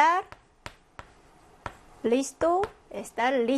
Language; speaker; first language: Spanish; non-native, fluent; Korean